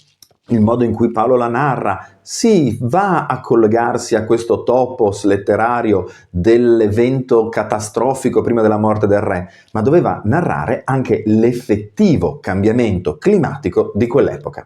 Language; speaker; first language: Italian; native; Italian